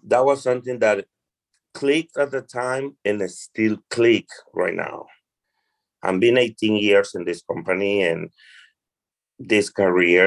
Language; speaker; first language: English; non-native, fluent; Spanish